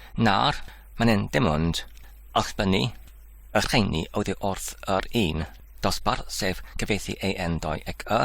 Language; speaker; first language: Welsh; non-native, learner; English